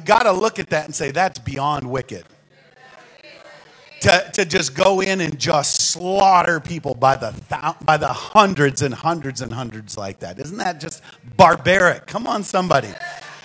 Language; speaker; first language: English; native; English